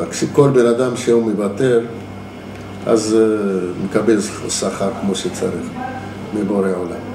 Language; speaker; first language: Hebrew; non-native, fluent; Arabic